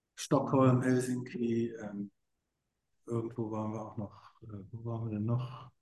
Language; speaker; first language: German; native; German